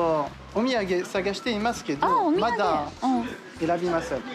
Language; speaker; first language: Japanese; non-native, learner; French